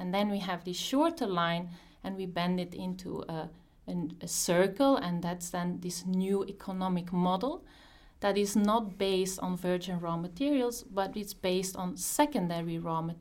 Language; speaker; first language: English; non-native, fluent; Dutch